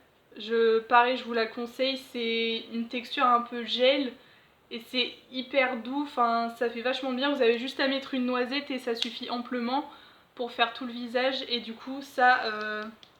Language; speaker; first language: French; native; French